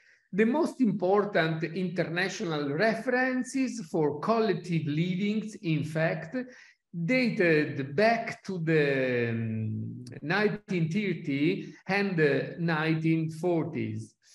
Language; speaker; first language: English; non-native, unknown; Italian